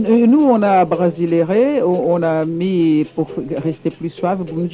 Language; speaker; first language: French; non-native, fluent; Portuguese